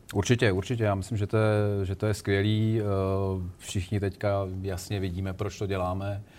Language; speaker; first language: Czech; native; Czech